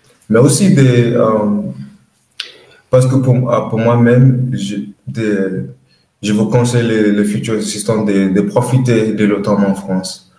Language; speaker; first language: French; non-native, learner; English